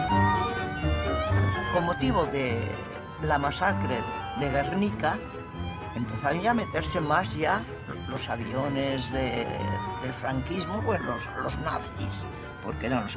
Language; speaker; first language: Spanish; native; Spanish